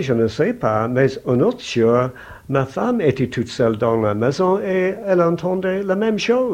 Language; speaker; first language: French; non-native, learner; English